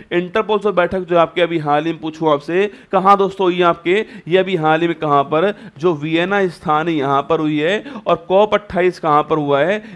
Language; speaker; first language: Hindi; native; Hindi